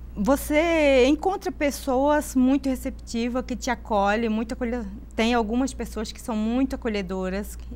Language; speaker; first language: Portuguese; native; Portuguese